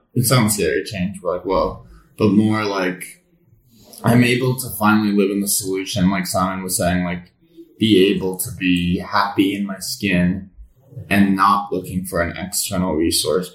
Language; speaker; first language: English; native; English